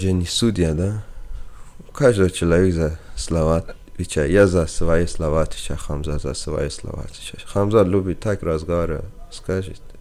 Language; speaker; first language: Russian; non-native, learner; Persian